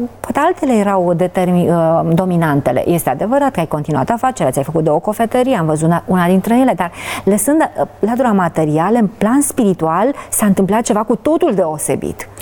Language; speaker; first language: Romanian; native; Romanian